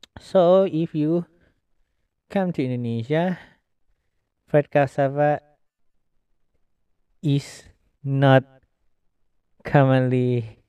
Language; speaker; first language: English; non-native, learner; Indonesian